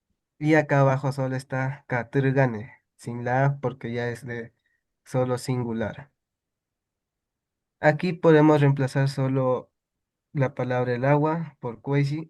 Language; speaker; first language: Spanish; non-native, local second language; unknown